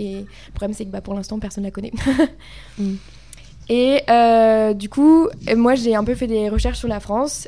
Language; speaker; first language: French; native; French